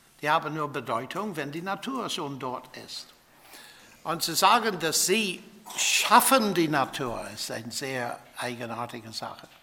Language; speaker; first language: German; non-native, fluent; English